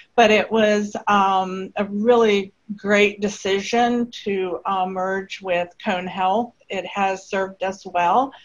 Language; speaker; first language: English; native; English